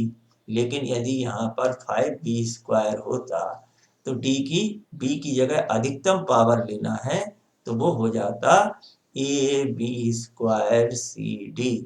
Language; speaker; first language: Hindi; native; Hindi